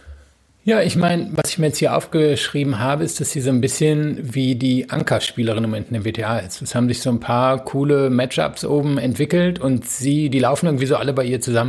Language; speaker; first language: German; native; German